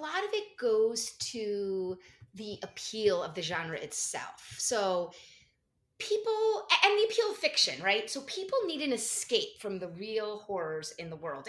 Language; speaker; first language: English; native; English